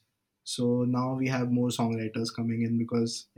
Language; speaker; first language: English; non-native, local second language; Marathi